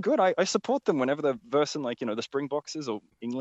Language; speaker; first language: English; native; English